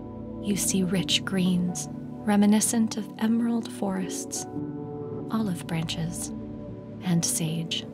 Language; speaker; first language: English; native; English